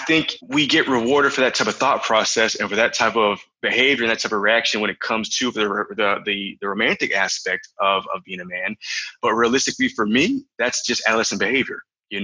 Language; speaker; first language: English; native; English